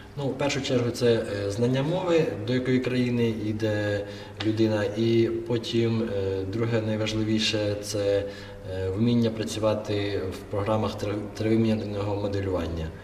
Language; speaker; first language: Ukrainian; native; Ukrainian